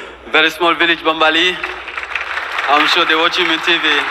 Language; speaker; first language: English; non-native, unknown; Wolof